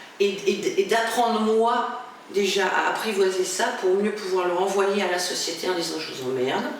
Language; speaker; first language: French; native; French